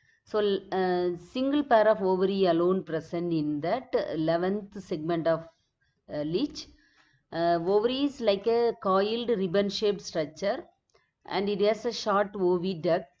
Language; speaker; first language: English; non-native, local second language; Tamil